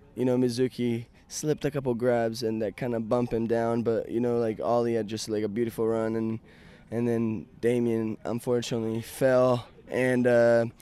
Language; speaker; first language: English; non-native, fluent; Japanese